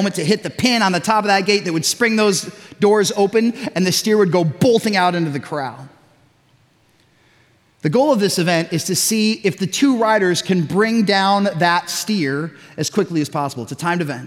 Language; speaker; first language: English; native; English